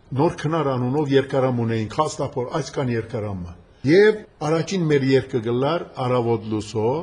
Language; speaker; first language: Armenian; early bilingual, heritage; Armenian